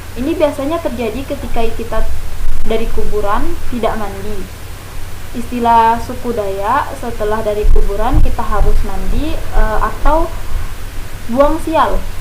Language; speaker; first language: Indonesian; non-native, local second language; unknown